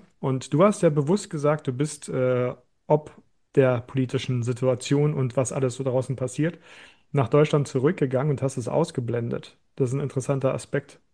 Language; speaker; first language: German; native; German